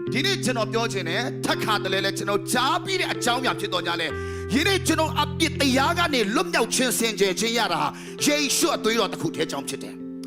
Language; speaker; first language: Burmese; non-native, local second language; Tedim Chin